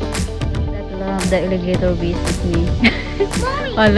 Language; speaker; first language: English; non-native, learner; Filipino